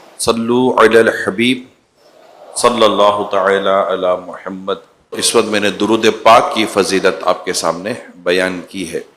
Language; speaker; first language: Urdu; native; Urdu